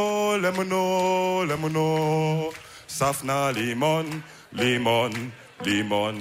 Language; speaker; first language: German; early bilingual, other home language; Wolof